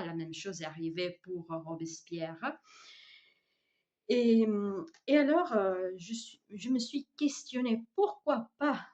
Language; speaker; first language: French; non-native, fluent; Italian